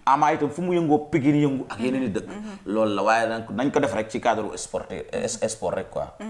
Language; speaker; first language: Wolof; non-native, local second language; Serer